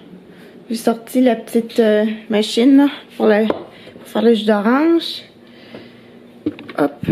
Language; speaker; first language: French; native; French